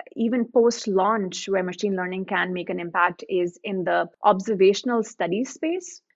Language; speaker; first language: English; non-native, local second language; Hindi